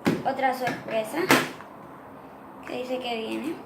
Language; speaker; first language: Spanish; early bilingual, heritage; Spanish